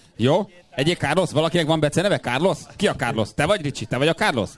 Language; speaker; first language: Hungarian; native; Hungarian